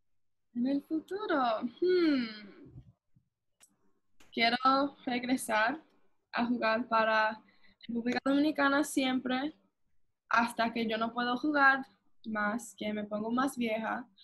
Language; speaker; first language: Spanish; early bilingual, heritage; English